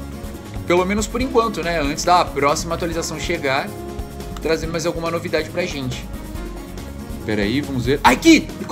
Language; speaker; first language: Portuguese; native; Portuguese